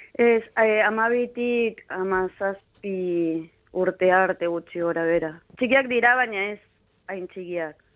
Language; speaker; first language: Basque; non-native, fluent; Spanish